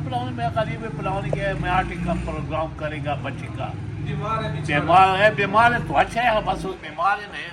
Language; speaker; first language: Hindi; non-native, local second language; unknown